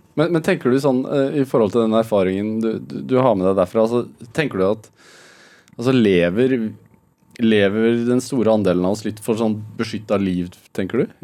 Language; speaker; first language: Norwegian; native; Norwegian